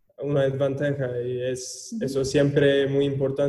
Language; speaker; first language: Spanish; non-native, learner; Turkish